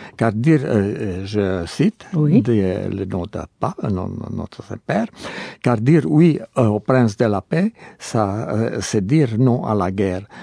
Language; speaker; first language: French; non-native, learner; Croatian